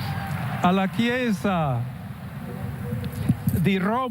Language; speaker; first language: Italian; non-native, fluent; English